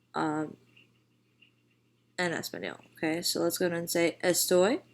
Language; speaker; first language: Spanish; non-native, fluent; English